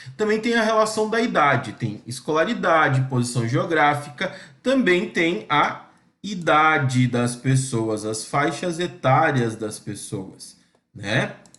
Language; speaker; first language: Portuguese; native; Portuguese